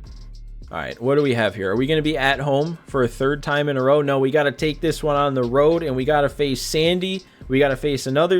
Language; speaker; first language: English; native; English